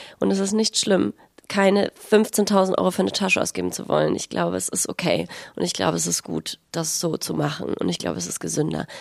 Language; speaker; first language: German; native; German